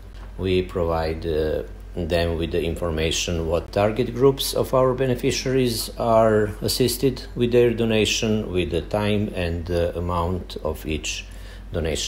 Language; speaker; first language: English; non-native, fluent; Serbian